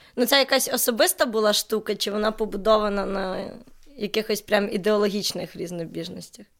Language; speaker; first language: Ukrainian; native; Ukrainian